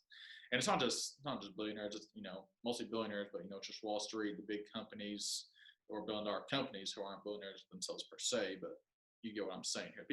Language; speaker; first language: English; native; English